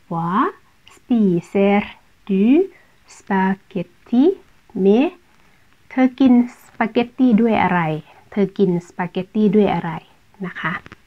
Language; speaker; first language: Thai; native; Thai